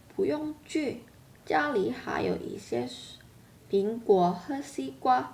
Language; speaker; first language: Chinese; non-native, learner; Indonesian